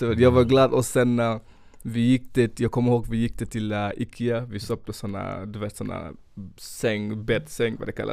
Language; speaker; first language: Swedish; non-native, fluent; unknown